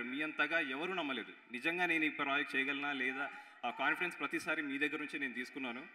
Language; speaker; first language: Telugu; native; Telugu